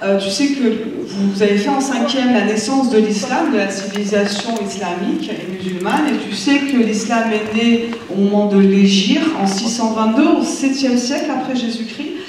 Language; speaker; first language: French; native; French